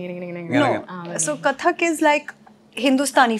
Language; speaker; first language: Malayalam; early bilingual, heritage; Malayalam